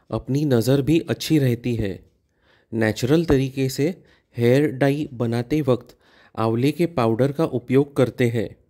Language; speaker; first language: Hindi; non-native, local second language; Marathi